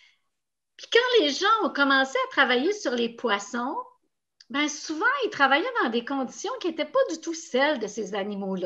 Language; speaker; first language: French; native; French